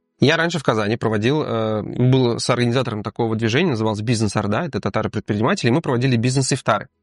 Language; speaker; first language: Russian; native; Russian